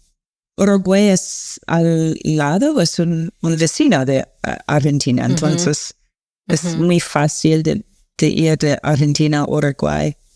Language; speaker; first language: Spanish; non-native, learner; English